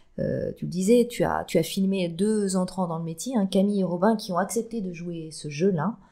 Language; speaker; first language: French; native; French